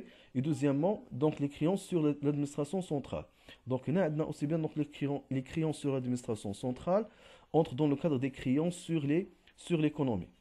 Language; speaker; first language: French; non-native, local second language; Arabic